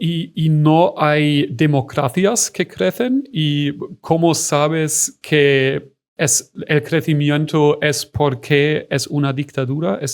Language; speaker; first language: Spanish; non-native, fluent; German